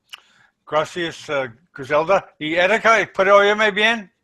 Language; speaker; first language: Spanish; non-native, learner; English